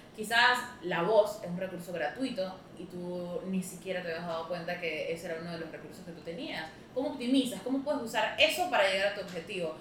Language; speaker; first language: Spanish; native; Spanish